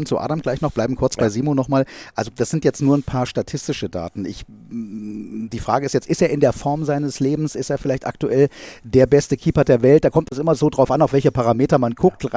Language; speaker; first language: German; native; German